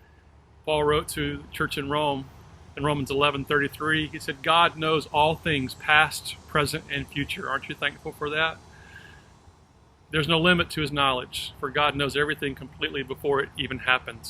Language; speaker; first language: English; native; English